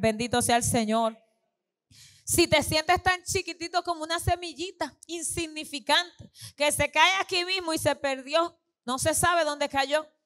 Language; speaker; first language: Spanish; native; Spanish